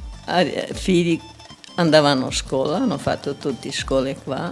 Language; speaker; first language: Italian; non-native, learner; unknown